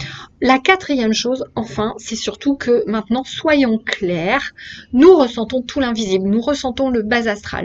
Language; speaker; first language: French; native; French